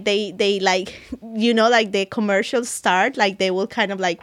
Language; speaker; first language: English; non-native, fluent; Spanish